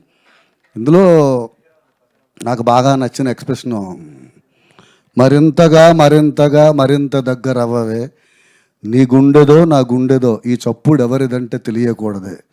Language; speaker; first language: Telugu; native; Telugu